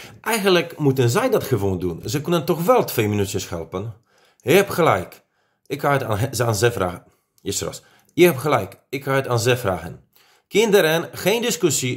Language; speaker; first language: Dutch; non-native, fluent; Polish